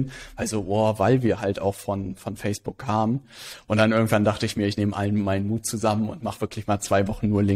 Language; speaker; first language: German; native; German